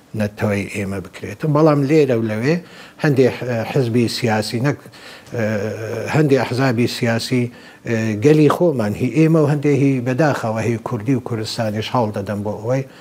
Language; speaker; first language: Central Kurdish; non-native, local second language; Assyrian Neo-Aramaic